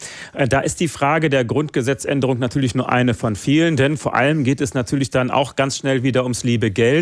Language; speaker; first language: German; native; German